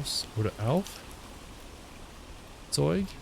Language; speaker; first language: German; non-native, learner; English